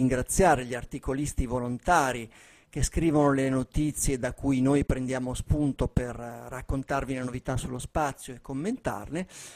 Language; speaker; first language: Italian; native; Italian